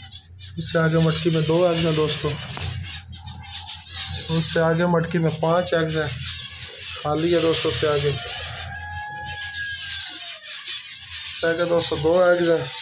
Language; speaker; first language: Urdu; non-native, local second language; Punjabi